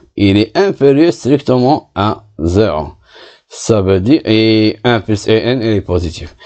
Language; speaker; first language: French; non-native, local second language; Arabic